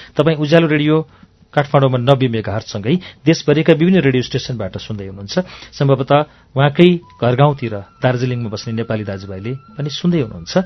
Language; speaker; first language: Nepali; native; Nepali